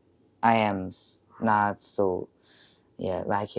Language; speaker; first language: English; non-native, learner; Chinese